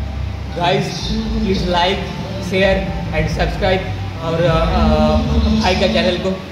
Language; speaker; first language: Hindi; non-native, local second language; Bangla